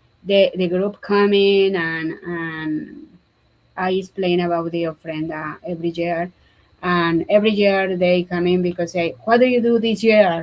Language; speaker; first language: English; non-native, learner; Spanish